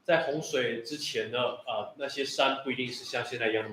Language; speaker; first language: Chinese; native; Chinese